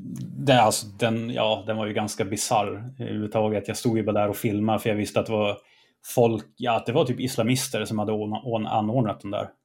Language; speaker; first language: Swedish; native; Swedish